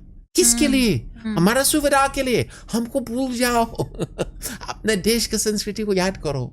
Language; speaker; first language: Hindi; non-native, fluent; English